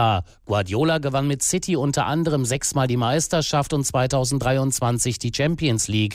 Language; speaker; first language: German; native; German